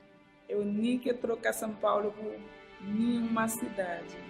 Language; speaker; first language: Portuguese; non-native, learner; Haitian Creole